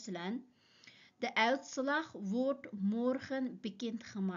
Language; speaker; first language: Dutch; non-native, fluent; Uyghur